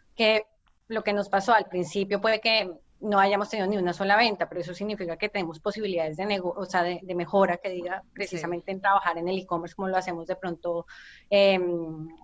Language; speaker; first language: Spanish; native; Spanish